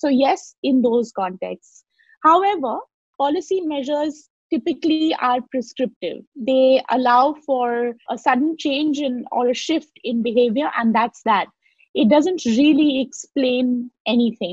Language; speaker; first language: English; non-native, local second language; Hindi